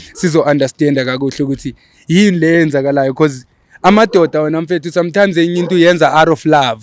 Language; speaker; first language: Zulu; non-native, local second language; Xhosa